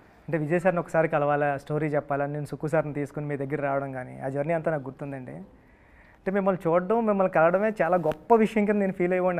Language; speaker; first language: Telugu; native; Telugu